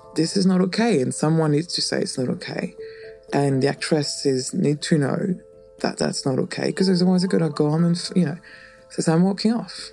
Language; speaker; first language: English; non-native, fluent; French